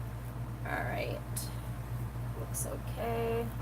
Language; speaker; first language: English; native; English